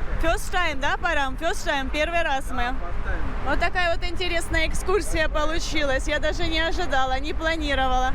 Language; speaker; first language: Russian; native; Russian